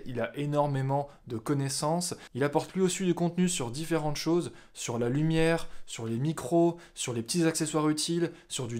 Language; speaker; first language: French; native; French